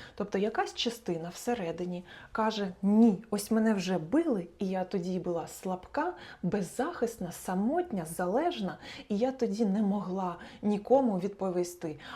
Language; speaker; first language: Ukrainian; non-native, local second language; Russian